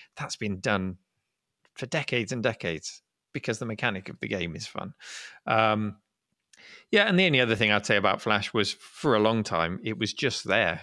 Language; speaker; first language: English; native; English